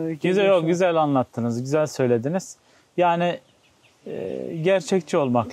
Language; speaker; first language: Turkish; native; Turkish